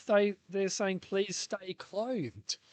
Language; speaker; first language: English; native; English